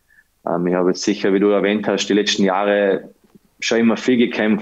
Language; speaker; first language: German; native; German